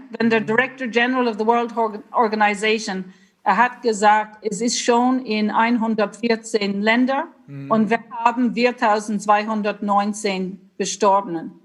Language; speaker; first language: German; non-native, learner; English